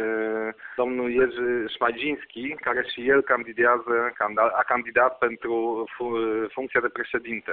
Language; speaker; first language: Romanian; non-native, fluent; Polish